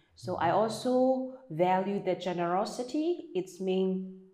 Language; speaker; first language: English; non-native, fluent; Burmese